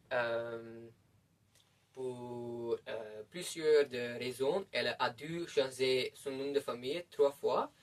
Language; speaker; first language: French; non-native, learner; Dutch